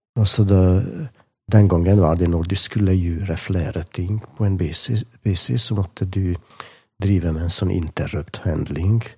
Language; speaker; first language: Norwegian; non-native, fluent; Hungarian